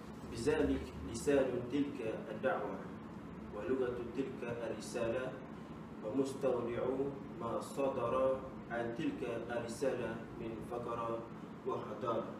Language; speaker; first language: Arabic; non-native, learner; Malay